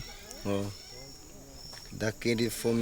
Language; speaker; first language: Portuguese; non-native, local second language; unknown